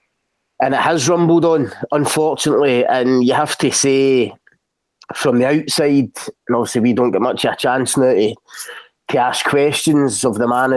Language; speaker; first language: English; native; English